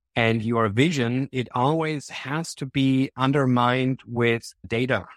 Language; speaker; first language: English; non-native, fluent; German